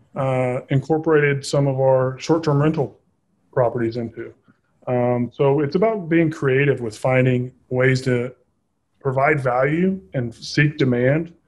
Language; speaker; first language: English; native; English